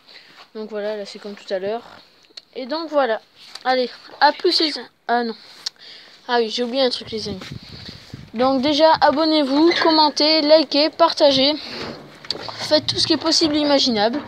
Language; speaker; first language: French; native; French